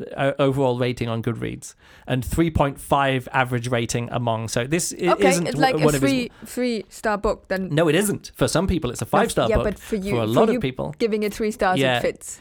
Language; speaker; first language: English; native; English